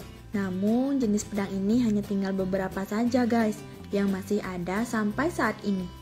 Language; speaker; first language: Indonesian; native; Indonesian